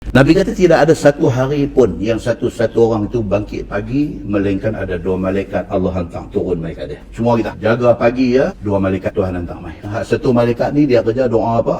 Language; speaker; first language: Malay; native; Malay